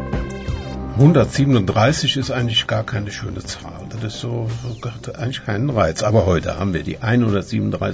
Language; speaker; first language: German; native; German